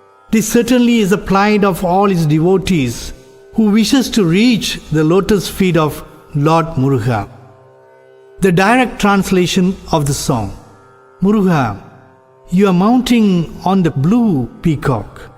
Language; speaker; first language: English; non-native, local second language; Tamil